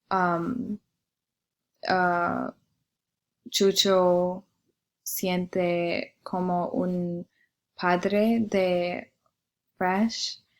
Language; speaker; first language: Spanish; non-native, learner; English